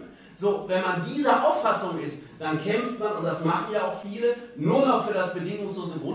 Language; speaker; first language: German; native; German